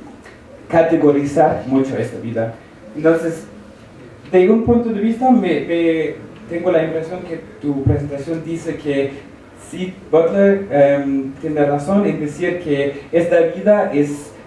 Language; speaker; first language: Spanish; non-native, fluent; French